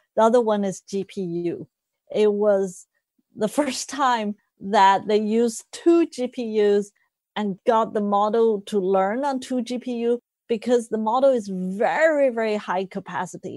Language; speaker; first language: English; non-native, fluent; Chinese